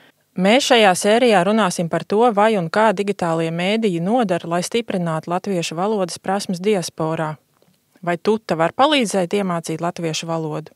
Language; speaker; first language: Latvian; native; Latvian